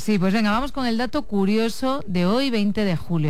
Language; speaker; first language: Spanish; native; Spanish